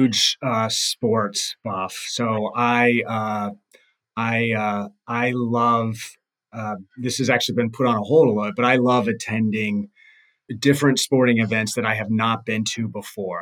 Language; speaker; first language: English; native; English